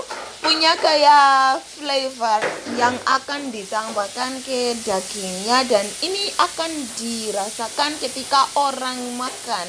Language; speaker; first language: Indonesian; non-native, fluent; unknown